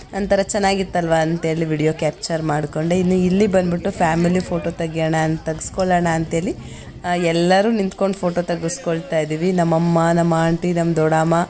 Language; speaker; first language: Kannada; native; Kannada